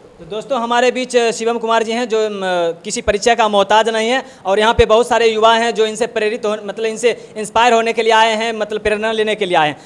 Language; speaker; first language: Hindi; native; Hindi